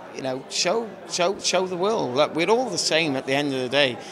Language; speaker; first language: English; native; English